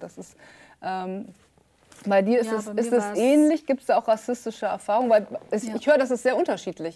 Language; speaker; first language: German; native; German